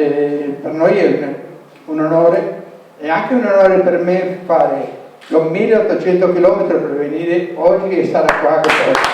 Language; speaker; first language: Italian; non-native, learner; Spanish